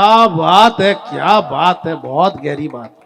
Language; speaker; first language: Hindi; native; Hindi